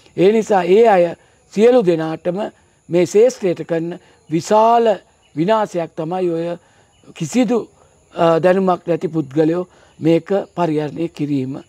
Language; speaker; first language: Sinhala; native; Sinhala